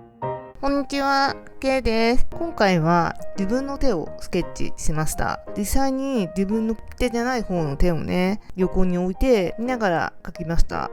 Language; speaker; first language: Japanese; native; Japanese